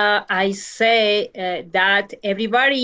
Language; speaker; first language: English; non-native, learner; Spanish